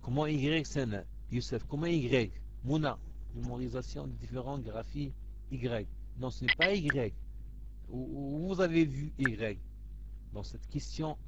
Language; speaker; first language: French; non-native, local second language; Arabic